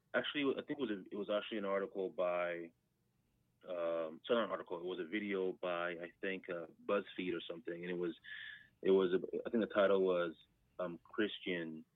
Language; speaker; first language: English; early bilingual, other home language; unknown